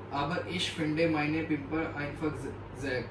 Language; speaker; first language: German; non-native, learner; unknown